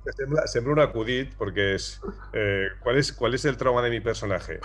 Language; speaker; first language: Spanish; non-native, local second language; Catalan